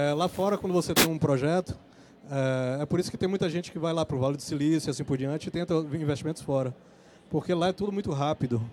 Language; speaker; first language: Portuguese; native; Portuguese